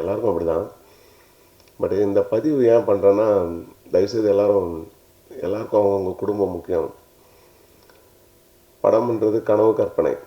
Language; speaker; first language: Tamil; native; Tamil